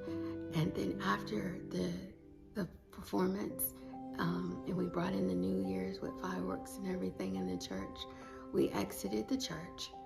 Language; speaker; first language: English; native; English